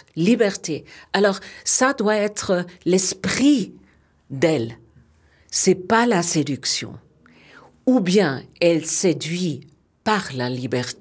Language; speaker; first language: French; non-native, fluent; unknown